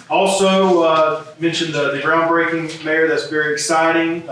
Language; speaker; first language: English; native; English